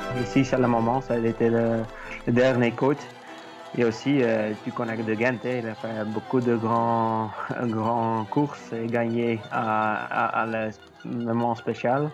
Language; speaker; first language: French; non-native, learner; Dutch